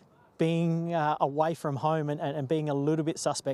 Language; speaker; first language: English; native; English